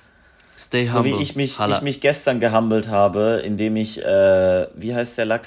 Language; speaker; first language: German; native; German